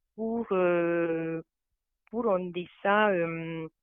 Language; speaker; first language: French; non-native, fluent; Hungarian